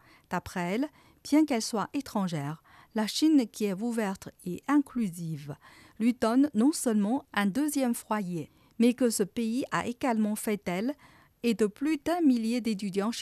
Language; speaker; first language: French; non-native, fluent; Chinese